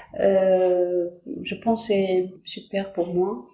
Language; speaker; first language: French; non-native, learner; Arabic